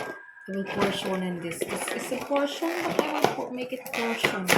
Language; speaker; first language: English; non-native, learner; Filipino